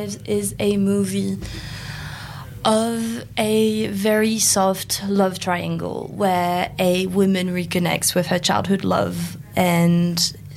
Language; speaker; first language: English; non-native, fluent; French